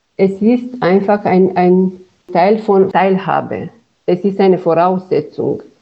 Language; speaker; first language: German; non-native, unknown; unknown